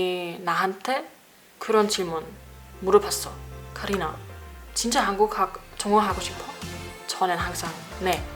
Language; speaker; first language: Korean; non-native, learner; German